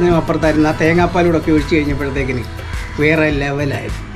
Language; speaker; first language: Malayalam; native; Malayalam